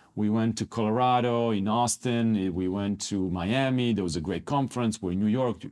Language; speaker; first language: English; non-native, fluent; Croatian